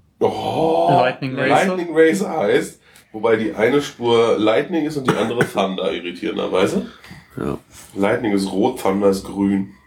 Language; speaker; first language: German; native; German